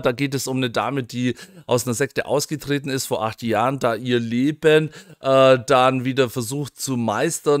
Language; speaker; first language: German; native; German